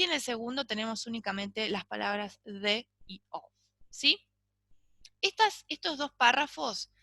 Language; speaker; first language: Spanish; native; Spanish